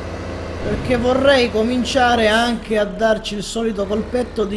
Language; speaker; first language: Italian; native; Italian